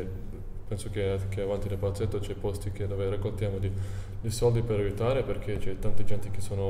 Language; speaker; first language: Italian; non-native, learner; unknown